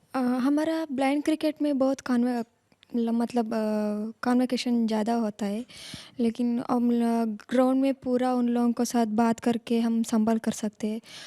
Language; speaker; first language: Hindi; non-native, local second language; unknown